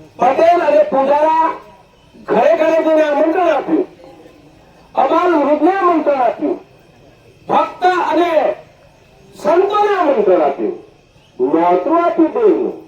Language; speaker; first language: Gujarati; non-native, local second language; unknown